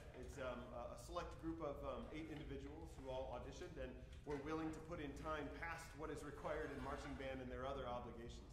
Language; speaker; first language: English; native; English